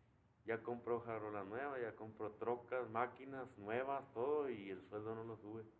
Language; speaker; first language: Spanish; native; Spanish